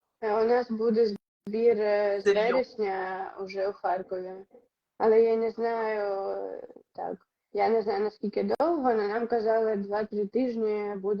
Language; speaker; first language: Ukrainian; non-native, local second language; Russian